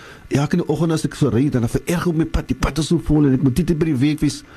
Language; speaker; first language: Afrikaans; early bilingual, heritage; Afrikaans